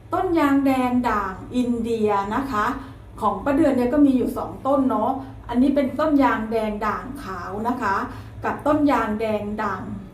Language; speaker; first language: Thai; native; Thai